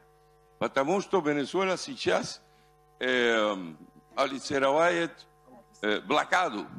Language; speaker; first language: Russian; non-native, fluent; Spanish